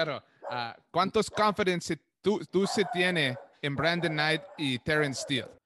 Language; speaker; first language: Spanish; non-native, learner; English